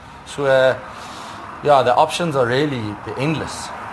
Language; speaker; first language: English; native; English